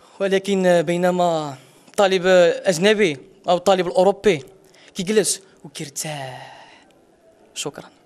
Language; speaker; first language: Arabic; non-native, local second language; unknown